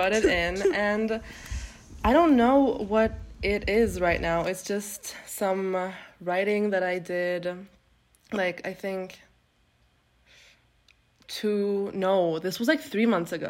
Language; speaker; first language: English; non-native, fluent; Turkish